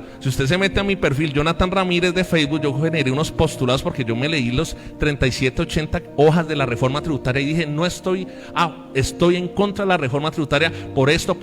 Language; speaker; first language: Spanish; native; Spanish